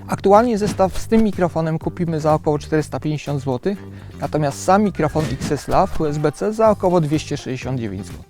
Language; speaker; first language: Polish; native; Polish